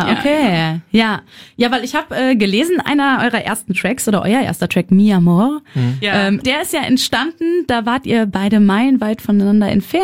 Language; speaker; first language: German; native; German